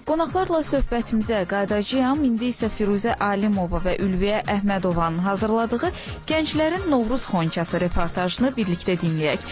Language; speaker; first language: Azerbaijani; native; Azerbaijani